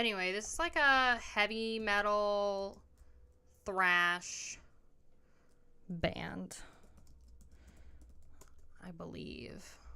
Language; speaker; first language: English; native; English